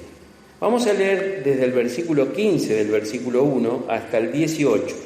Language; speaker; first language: Spanish; native; Spanish